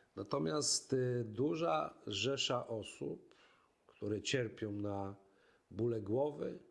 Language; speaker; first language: Polish; native; Polish